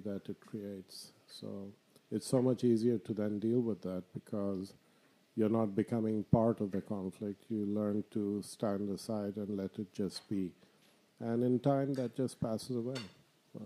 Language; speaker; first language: English; non-native, local second language; Bangla